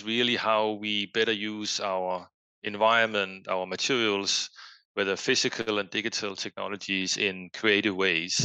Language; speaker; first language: English; non-native, fluent; Danish